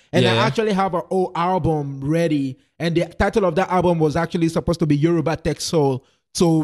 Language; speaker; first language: English; non-native, local second language; Yoruba